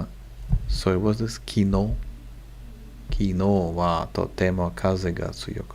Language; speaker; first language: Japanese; non-native, learner; English